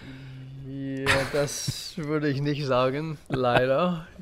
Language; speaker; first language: German; non-native, learner; English